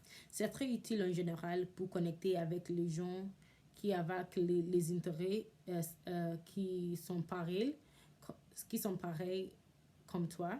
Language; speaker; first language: French; non-native, learner; English